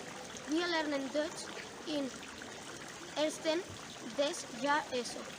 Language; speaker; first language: German; non-native, learner; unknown